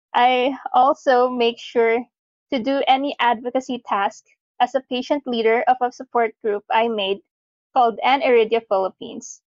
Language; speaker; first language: English; non-native, local second language; Filipino